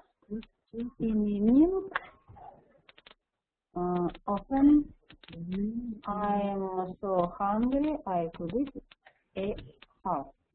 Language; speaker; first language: English; non-native, learner; Russian